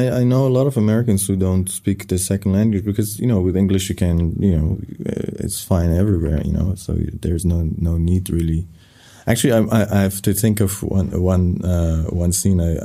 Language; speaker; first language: English; non-native, fluent; Persian